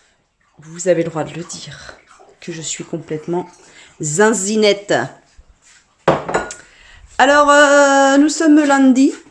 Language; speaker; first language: French; native; French